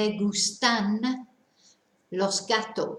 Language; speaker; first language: Spanish; non-native, fluent; English